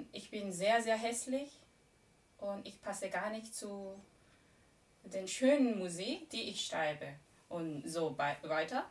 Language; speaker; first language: German; non-native, fluent; Korean